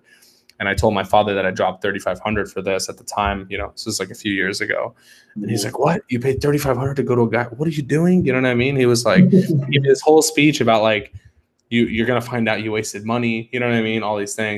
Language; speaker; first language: English; native; English